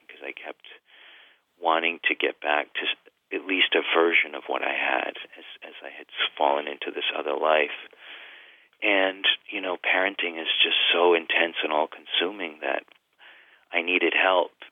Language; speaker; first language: English; native; English